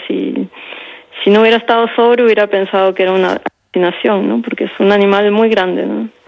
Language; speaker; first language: Spanish; native; Spanish